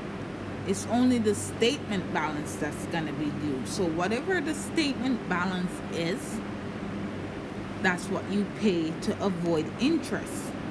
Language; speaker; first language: English; native; English